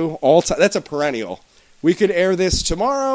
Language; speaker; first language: English; native; English